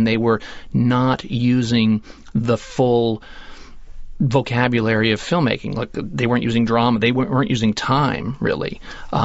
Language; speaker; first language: English; native; English